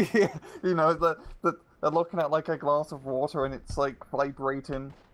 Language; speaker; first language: English; native; English